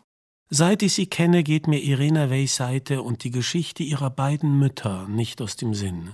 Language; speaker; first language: German; native; German